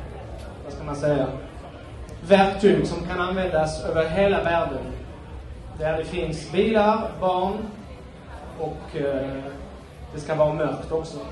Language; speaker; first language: Swedish; non-native, fluent; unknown